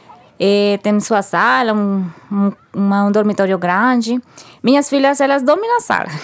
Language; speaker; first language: Portuguese; non-native, fluent; Spanish